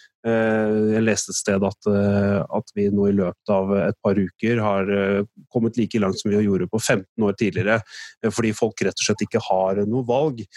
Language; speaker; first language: Norwegian; native; Norwegian